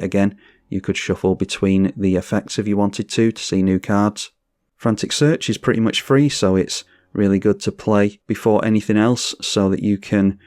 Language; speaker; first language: English; native; English